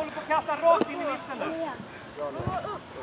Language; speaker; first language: Swedish; native; Swedish